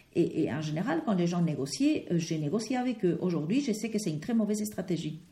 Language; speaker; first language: French; non-native, fluent; Spanish